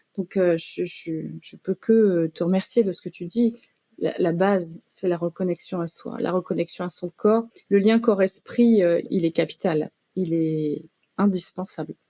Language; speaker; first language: French; native; French